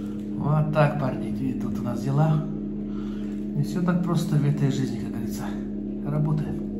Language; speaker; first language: Russian; native; Russian